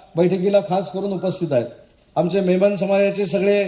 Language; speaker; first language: Marathi; native; Marathi